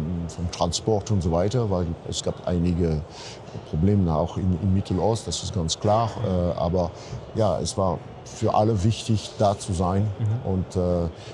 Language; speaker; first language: German; non-native, fluent; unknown